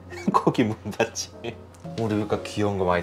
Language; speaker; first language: Korean; native; Korean